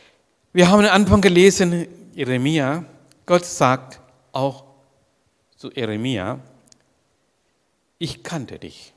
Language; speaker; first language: German; non-native, learner; Sinhala